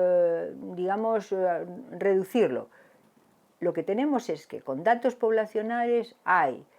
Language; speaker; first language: Spanish; native; Spanish